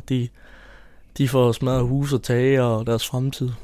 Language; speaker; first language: Danish; native; Danish